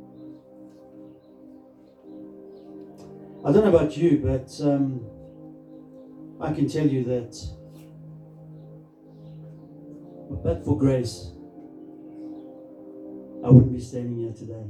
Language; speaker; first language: English; native; English